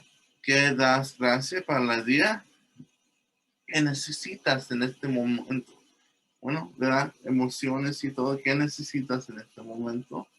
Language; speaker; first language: Spanish; early bilingual, heritage; English